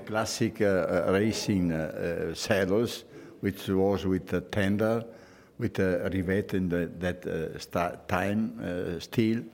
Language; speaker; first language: English; non-native, fluent; Italian